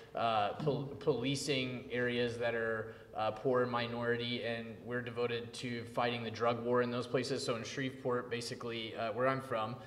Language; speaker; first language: English; native; English